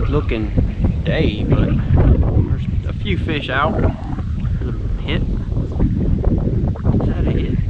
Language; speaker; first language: English; native; English